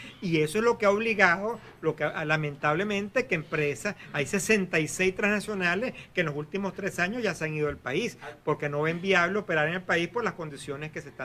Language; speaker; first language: Spanish; native; Spanish